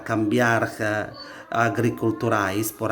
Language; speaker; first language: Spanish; non-native, learner; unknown